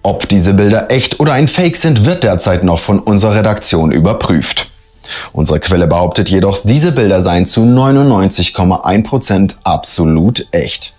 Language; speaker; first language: German; native; German